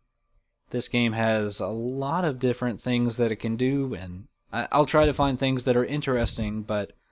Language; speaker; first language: English; native; English